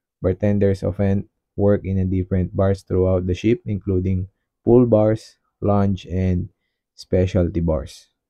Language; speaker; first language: English; non-native, local second language; Filipino